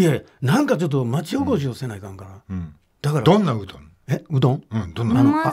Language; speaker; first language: Japanese; native; Japanese